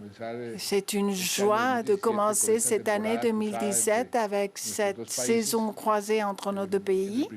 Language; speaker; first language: French; non-native, fluent; Spanish